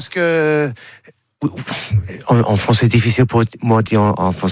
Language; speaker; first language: French; non-native, learner; English